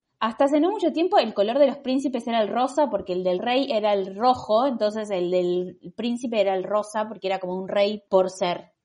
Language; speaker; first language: Spanish; native; Spanish